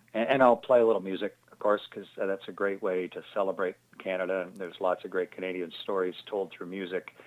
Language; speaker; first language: English; native; English